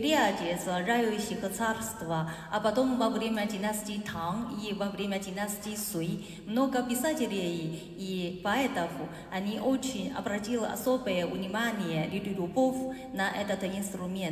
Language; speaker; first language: Russian; non-native, learner; Chinese